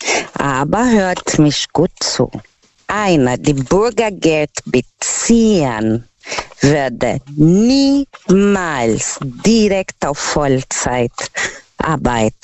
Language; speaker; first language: German; non-native, learner; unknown